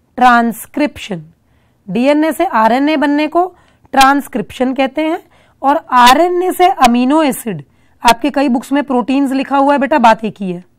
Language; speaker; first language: Hindi; non-native, local second language; Punjabi